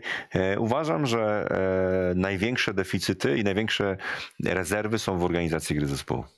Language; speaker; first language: Polish; native; Polish